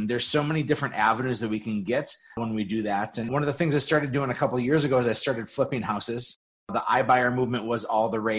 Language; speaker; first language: English; native; English